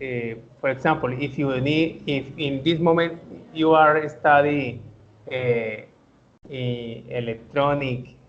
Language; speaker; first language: English; non-native, learner; Spanish